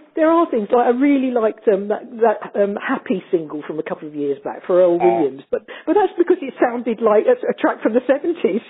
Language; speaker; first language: English; native; English